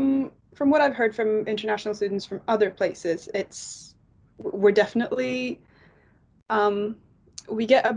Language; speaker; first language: English; non-native, fluent; Norwegian